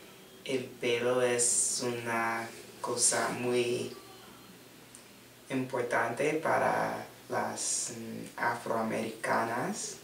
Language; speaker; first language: Spanish; non-native, learner; English